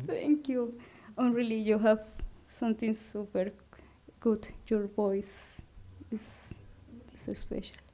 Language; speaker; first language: English; non-native, learner; Spanish